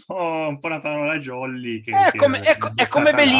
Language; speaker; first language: Italian; native; Italian